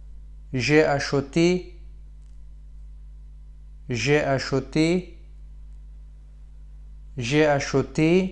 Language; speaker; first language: French; non-native, fluent; Pashto